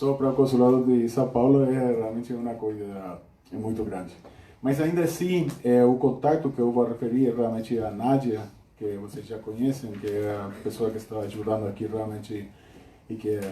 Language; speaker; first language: Portuguese; non-native, fluent; Spanish